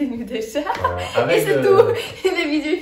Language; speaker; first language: French; non-native, fluent; Estonian